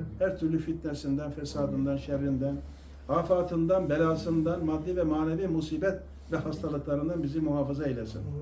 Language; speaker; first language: Turkish; non-native, local second language; Kurdish